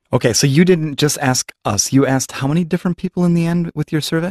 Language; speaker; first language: English; native; English